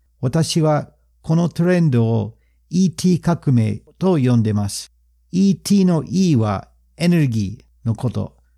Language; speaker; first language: Japanese; non-native, fluent; English